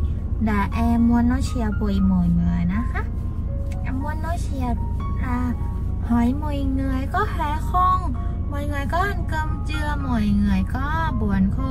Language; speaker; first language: Vietnamese; non-native, fluent; Thai